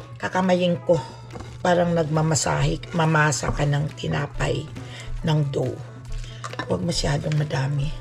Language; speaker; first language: Filipino; non-native, local second language; Cebuano